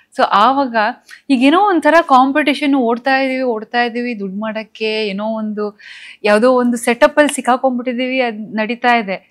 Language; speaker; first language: Kannada; native; Kannada